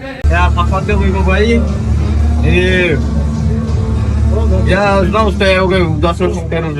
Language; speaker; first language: Russian; non-native, local second language; Kyrgyz